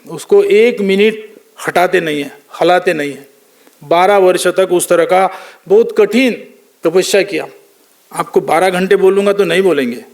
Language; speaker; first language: Hindi; non-native, local second language; Marathi